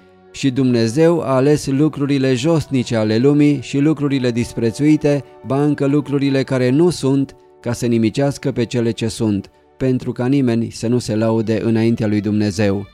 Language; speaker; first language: Romanian; native; Romanian